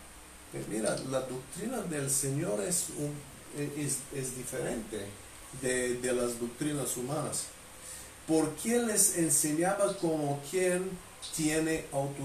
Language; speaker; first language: Spanish; non-native, fluent; Bulgarian